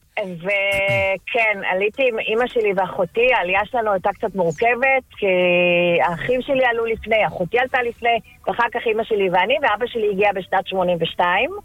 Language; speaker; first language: Hebrew; early bilingual, other home language; French